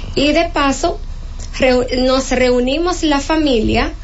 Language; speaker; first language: Spanish; native; Spanish